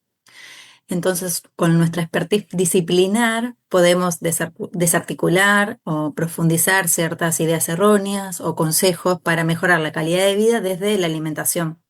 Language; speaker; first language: Spanish; native; Spanish